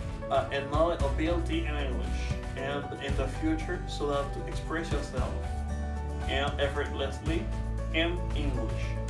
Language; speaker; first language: English; non-native, fluent; Haitian Creole